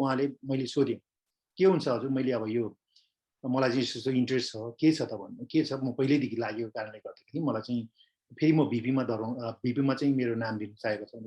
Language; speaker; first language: Nepali; non-native, local second language; Sherpa